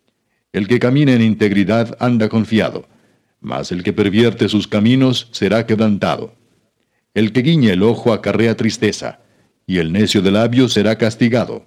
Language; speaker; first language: Spanish; native; Spanish